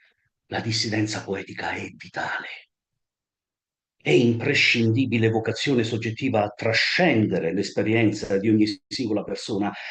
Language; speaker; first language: Italian; native; Italian